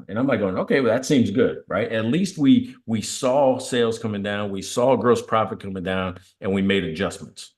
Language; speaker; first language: English; native; English